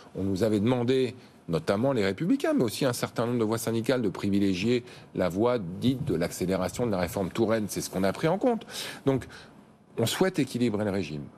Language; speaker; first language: French; native; French